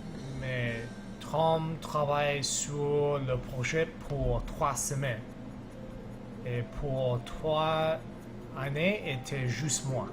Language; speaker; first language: French; non-native, learner; English